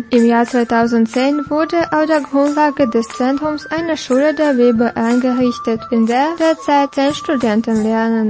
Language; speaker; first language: German; non-native, fluent; Russian